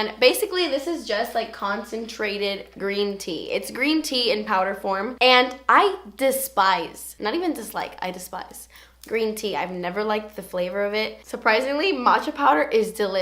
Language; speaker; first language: English; native; English